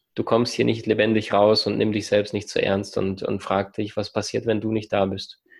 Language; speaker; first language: German; early bilingual, other home language; Russian